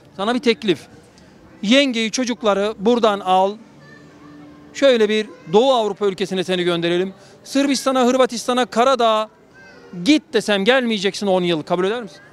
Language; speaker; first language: Turkish; native; Turkish